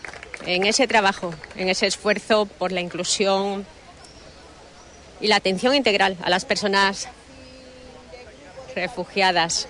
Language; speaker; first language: Spanish; native; Spanish